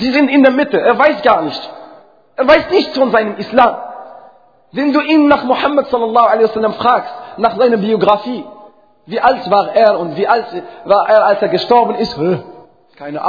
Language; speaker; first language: German; non-native, fluent; Arabic